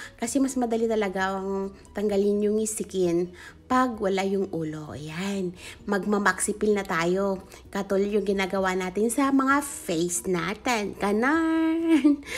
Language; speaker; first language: Filipino; non-native, local second language; Iloko